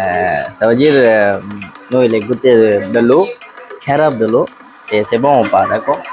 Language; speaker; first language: French; non-native, learner; Tamil